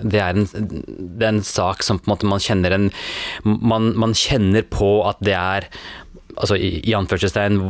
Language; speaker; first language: Norwegian; early bilingual, other home language; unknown